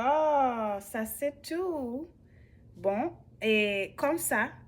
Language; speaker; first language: French; non-native, learner; English